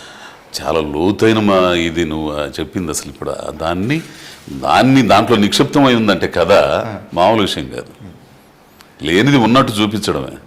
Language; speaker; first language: Telugu; native; Telugu